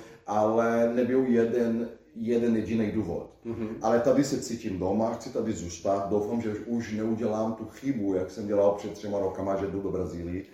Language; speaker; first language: Czech; non-native, fluent; Portuguese